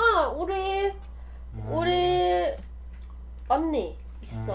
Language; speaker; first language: Korean; non-native, learner; Thai